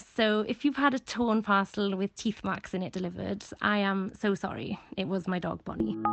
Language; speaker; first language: English; native; English